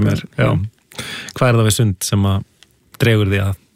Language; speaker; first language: Icelandic; native; Icelandic